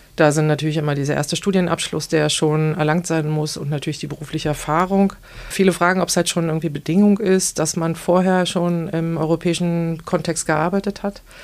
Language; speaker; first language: German; native; German